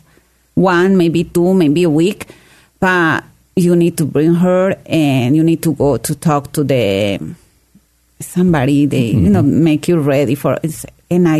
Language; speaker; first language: English; non-native, learner; Spanish